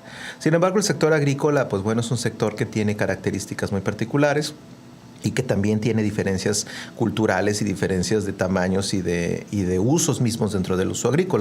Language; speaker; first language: Spanish; native; Spanish